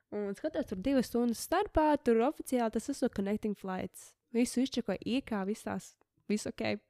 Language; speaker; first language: Latvian; early bilingual, heritage; Latvian